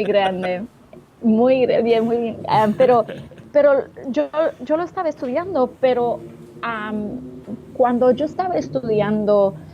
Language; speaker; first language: Spanish; early bilingual, heritage; English